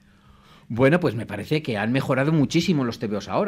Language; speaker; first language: Spanish; native; Spanish